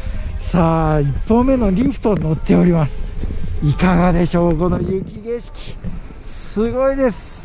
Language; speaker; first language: Japanese; native; Japanese